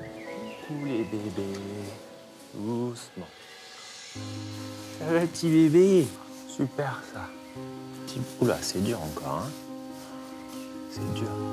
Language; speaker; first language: French; native; French